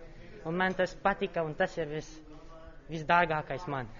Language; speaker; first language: Latvian; non-native, local second language; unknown